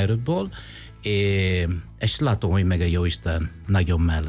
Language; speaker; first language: Hungarian; non-native, fluent; Italian